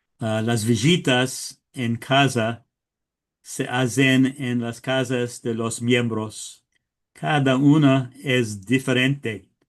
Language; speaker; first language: Spanish; early bilingual, heritage; English